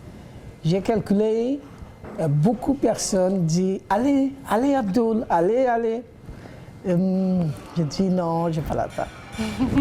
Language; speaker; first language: French; non-native, learner; Bangla